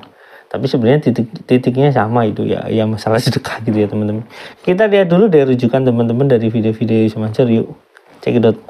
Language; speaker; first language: Indonesian; native; Indonesian